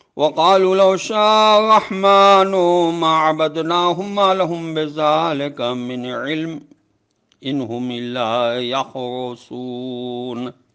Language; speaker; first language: Arabic; non-native, fluent; Urdu